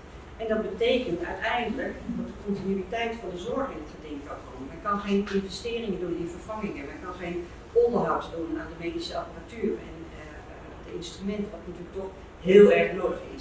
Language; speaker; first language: Dutch; non-native, local second language; Papiamento